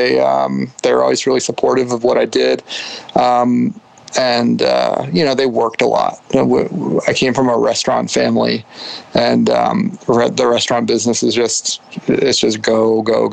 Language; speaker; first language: English; native; English